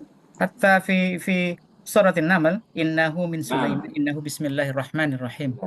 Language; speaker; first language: Arabic; non-native, learner; Indonesian